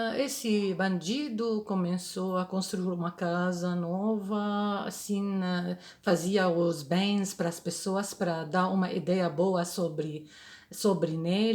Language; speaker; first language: Portuguese; non-native, fluent; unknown